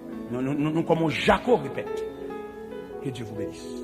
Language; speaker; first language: French; non-native, local second language; Haitian Creole